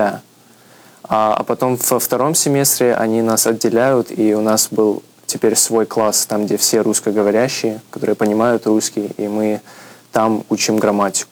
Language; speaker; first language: Russian; early bilingual, heritage; Russian